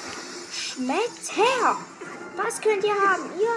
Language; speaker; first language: German; native; German